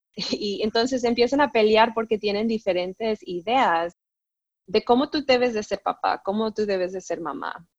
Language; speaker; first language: Spanish; early bilingual, heritage; Spanish